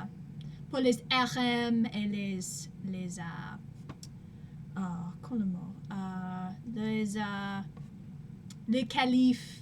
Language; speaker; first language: French; non-native, learner; English